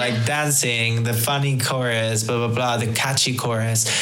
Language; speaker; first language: English; early bilingual, other home language; Spanish